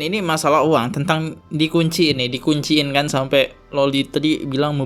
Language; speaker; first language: Indonesian; native; Indonesian